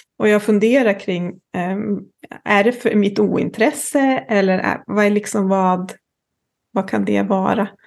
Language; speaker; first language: Swedish; native; Swedish